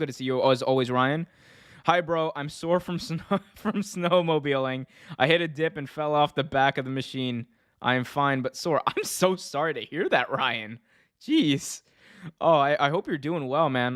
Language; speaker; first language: English; native; English